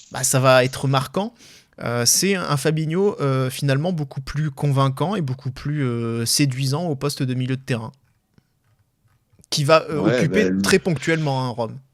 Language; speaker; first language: French; native; French